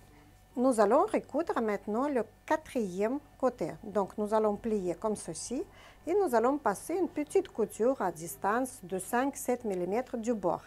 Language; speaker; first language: French; non-native, fluent; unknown